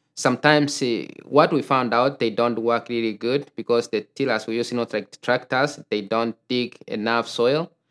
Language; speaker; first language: English; non-native, local second language; Gusii